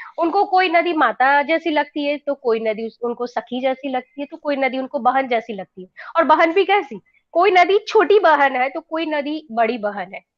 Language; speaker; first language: Hindi; non-native, local second language; Gujarati